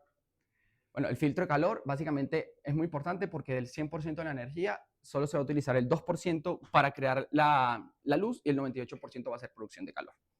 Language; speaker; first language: Spanish; native; Spanish